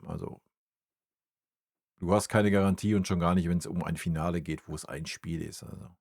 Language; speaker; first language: German; native; German